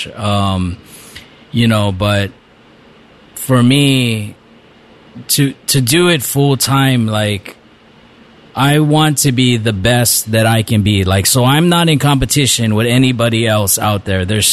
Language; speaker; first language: English; native; English